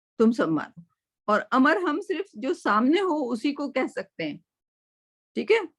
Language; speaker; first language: Urdu; native; Urdu